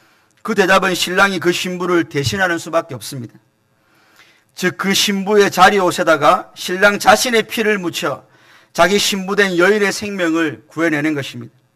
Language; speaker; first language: Korean; native; Korean